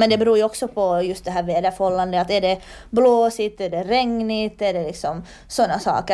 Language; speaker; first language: Swedish; native; Swedish